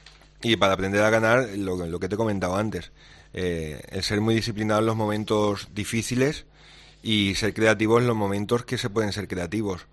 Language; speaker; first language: Spanish; native; Spanish